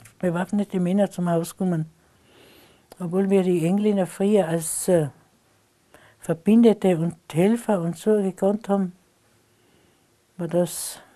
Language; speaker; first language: German; non-native, local second language; Slovenian